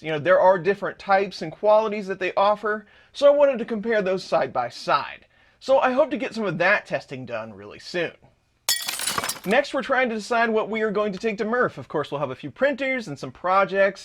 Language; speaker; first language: English; native; English